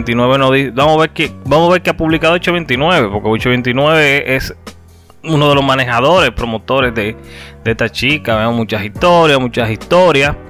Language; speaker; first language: Spanish; native; Spanish